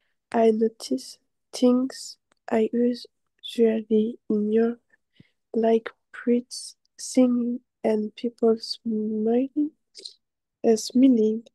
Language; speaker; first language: English; non-native, learner; French